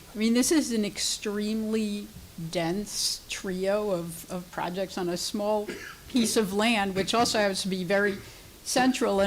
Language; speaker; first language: English; native; English